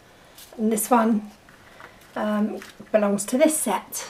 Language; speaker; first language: English; native; English